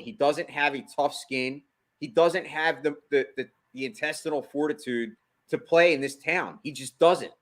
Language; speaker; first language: English; native; English